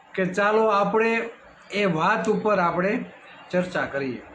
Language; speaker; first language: Gujarati; native; Gujarati